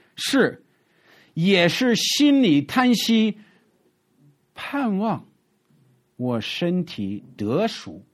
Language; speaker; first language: Chinese; non-native, fluent; English